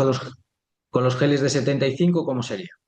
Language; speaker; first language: Spanish; native; Spanish